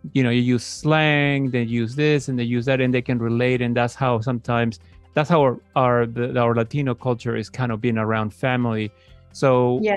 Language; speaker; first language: English; native; English